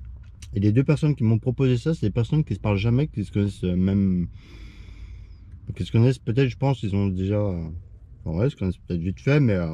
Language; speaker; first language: French; native; French